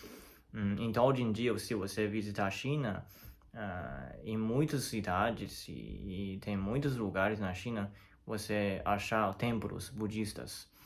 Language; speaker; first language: Portuguese; non-native, learner; Chinese